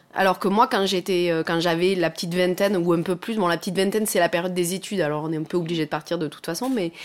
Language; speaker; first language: French; native; French